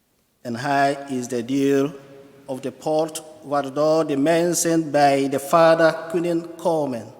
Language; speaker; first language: Dutch; non-native, fluent; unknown